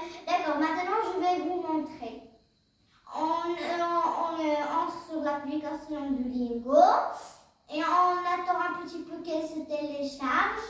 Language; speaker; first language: French; non-native, learner; Arabic